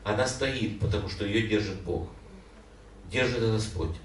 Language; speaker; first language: Russian; non-native, local second language; Ukrainian